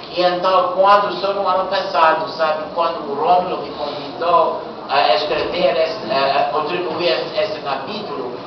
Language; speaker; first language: Portuguese; non-native, fluent; English